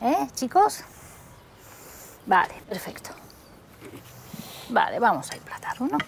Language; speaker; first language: Spanish; non-native, fluent; Romanian